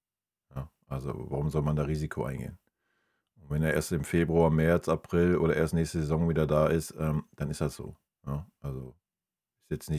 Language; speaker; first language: German; native; German